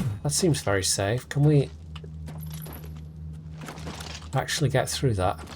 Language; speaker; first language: English; native; English